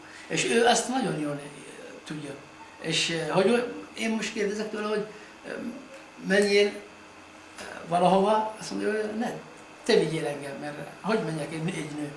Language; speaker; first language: Hungarian; non-native, fluent; Arabic